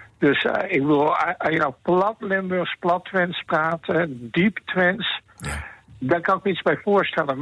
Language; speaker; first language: Dutch; native; Dutch